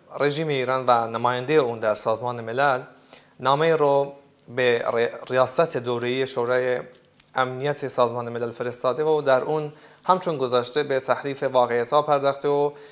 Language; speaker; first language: Persian; non-native, local second language; Central Kurdish